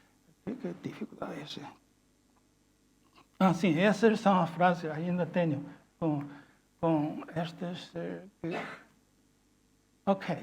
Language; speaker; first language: Portuguese; non-native, fluent; Chinese